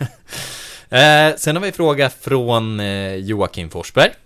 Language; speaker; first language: Swedish; native; Swedish